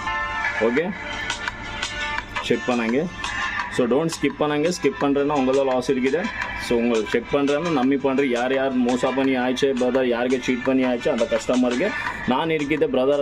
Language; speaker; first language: Tamil; non-native, local second language; Kannada